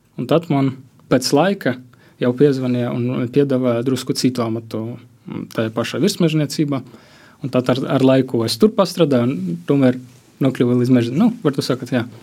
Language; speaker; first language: Latvian; non-native, local second language; Russian